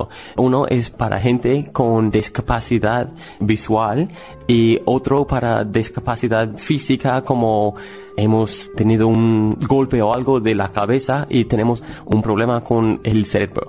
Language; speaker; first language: Spanish; non-native, fluent; English